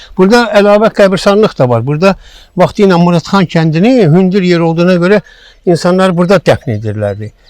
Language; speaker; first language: Azerbaijani; native; Azerbaijani